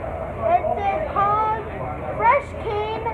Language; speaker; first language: Spanish; native; Spanish